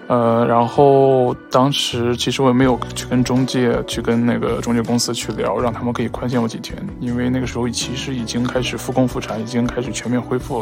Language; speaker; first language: Chinese; native; Chinese